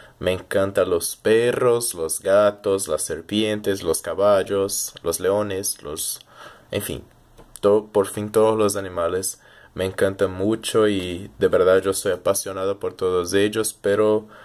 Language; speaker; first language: Spanish; early bilingual, heritage; Portuguese